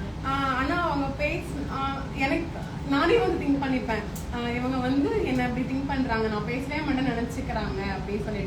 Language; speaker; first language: Tamil; native; Tamil